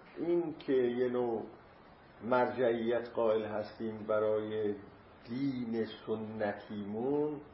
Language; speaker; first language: Persian; non-native, local second language; Azerbaijani